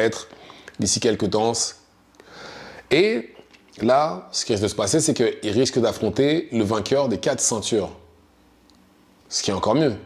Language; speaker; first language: French; native; French